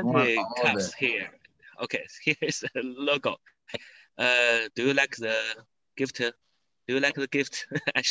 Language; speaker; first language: English; non-native, learner; Chinese